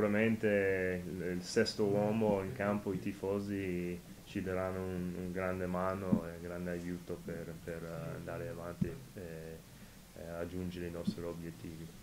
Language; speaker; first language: Italian; non-native, fluent; English